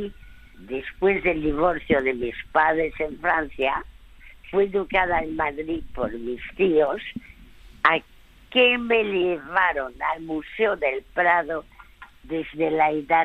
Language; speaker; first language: Spanish; early bilingual, other home language; French